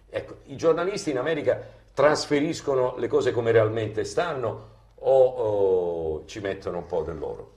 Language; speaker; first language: Italian; native; Italian